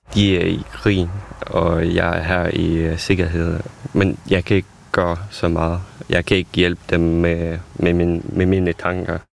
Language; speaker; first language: Danish; non-native, fluent; Ukrainian